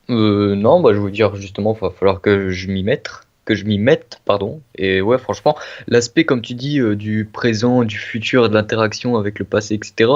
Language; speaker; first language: French; native; French